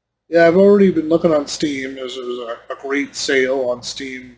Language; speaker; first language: English; native; English